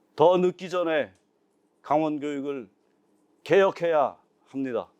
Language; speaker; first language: Korean; native; Korean